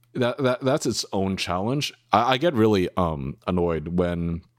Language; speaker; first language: English; native; English